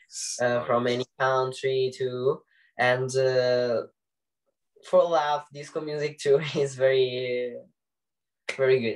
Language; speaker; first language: English; non-native, learner; Italian